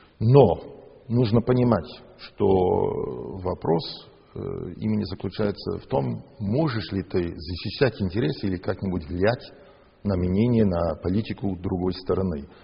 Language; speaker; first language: Russian; non-native, fluent; English